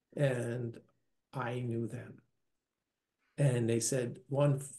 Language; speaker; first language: English; native; English